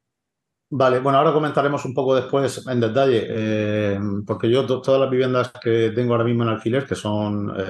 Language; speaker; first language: Spanish; native; Spanish